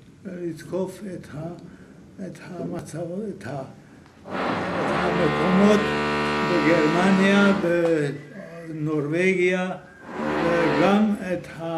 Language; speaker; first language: Hebrew; non-native, fluent; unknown